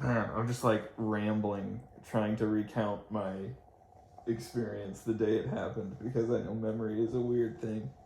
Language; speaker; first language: English; native; English